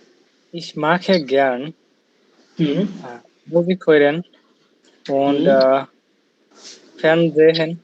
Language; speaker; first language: German; non-native, learner; Bangla